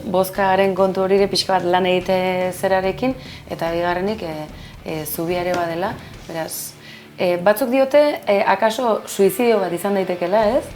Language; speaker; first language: Basque; native; Basque